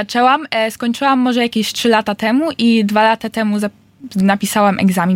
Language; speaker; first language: Polish; early bilingual, heritage; Polish